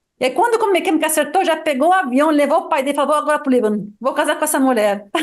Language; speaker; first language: Portuguese; non-native, fluent; Arabic